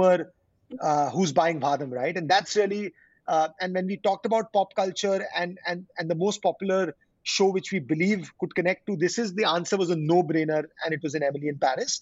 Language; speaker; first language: English; non-native, local second language; Hindi